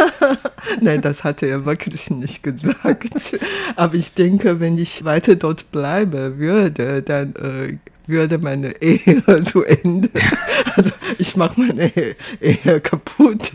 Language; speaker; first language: German; non-native, fluent; Chinese